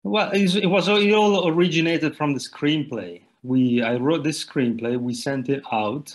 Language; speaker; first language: English; non-native, fluent; Italian